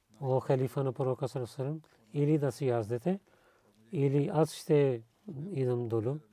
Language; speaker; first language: Bulgarian; non-native, learner; Urdu